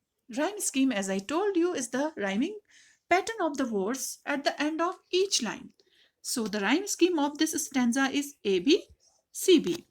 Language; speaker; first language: English; non-native, local second language; Hindi